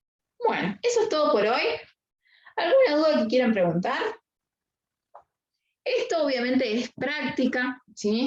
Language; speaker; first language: Spanish; native; Spanish